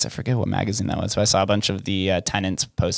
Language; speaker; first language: English; native; English